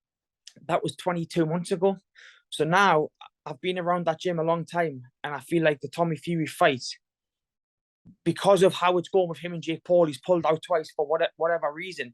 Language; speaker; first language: English; native; English